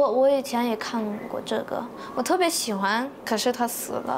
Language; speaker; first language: Chinese; early bilingual, heritage; Chinese